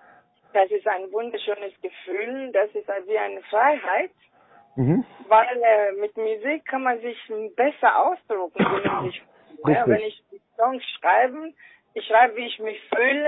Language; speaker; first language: German; non-native, fluent; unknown